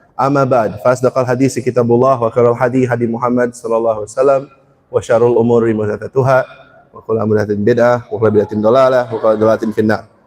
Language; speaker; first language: Indonesian; early bilingual, heritage; Indonesian